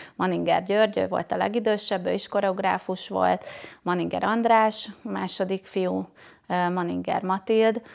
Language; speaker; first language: Hungarian; native; Hungarian